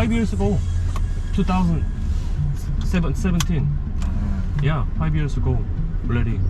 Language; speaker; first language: English; non-native, learner; Korean